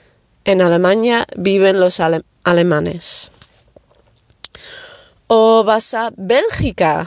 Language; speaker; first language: Spanish; non-native, fluent; Dutch